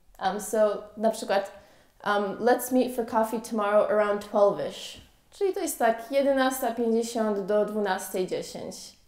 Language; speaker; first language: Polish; early bilingual, heritage; Polish